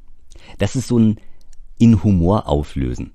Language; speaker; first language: German; native; German